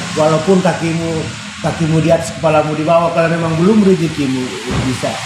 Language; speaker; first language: Indonesian; native; Indonesian